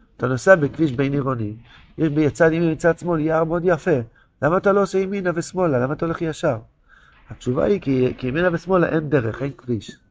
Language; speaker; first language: Hebrew; non-native, local second language; Yiddish